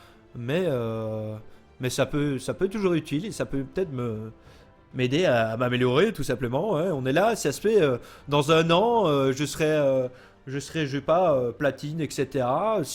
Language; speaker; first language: French; native; French